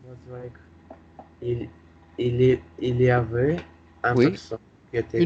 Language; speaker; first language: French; non-native, learner; Russian